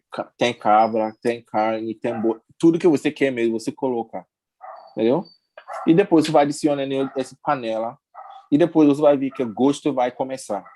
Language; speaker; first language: Portuguese; non-native, learner; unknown